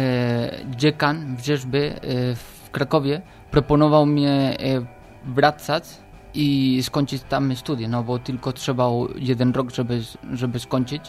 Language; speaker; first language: Polish; non-native, learner; Spanish